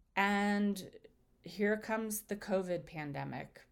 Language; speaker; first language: English; native; English